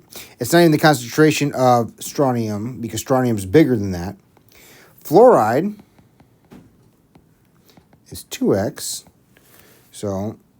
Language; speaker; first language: English; native; English